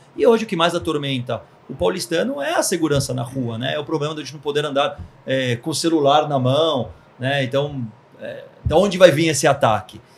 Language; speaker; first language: Portuguese; early bilingual, other home language; Hebrew